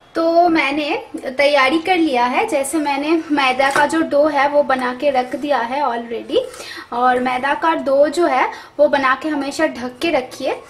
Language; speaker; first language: Hindi; non-native, local second language; Bangla